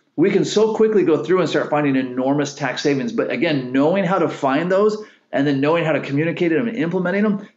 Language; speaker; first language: English; native; English